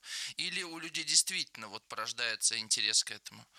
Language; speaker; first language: Russian; native; Russian